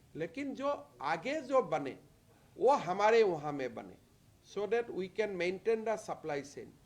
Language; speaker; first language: Hindi; non-native, local second language; Assamese